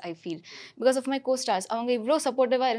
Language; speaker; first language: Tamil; non-native, fluent; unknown